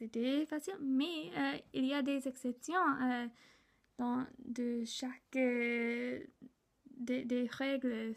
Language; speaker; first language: French; non-native, learner; English